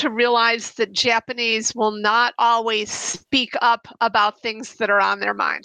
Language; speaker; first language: English; native; English